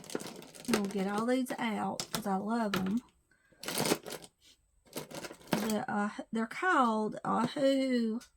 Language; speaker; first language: English; native; English